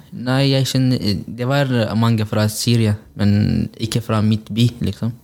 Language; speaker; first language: Norwegian; non-native, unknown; Arabic